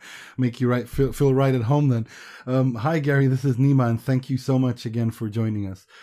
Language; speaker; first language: English; early bilingual, other home language; Persian